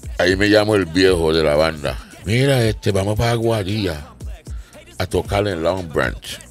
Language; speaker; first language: Spanish; non-native, fluent; English